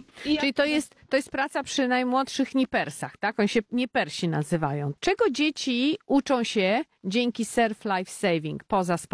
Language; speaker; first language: Polish; native; Polish